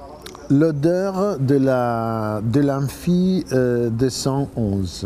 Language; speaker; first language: French; non-native, fluent; Italian